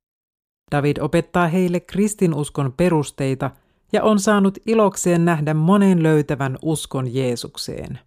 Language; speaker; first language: Finnish; native; Finnish